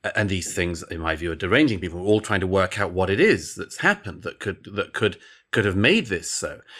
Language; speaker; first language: English; native; English